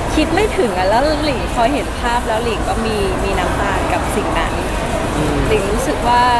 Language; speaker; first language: Thai; non-native, fluent; Cantonese